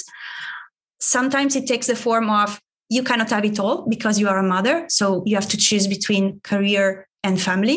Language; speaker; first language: English; non-native, fluent; Italian